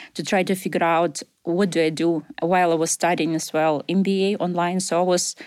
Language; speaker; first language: English; non-native, fluent; Ukrainian